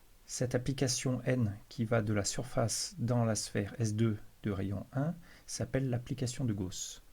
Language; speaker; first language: French; native; French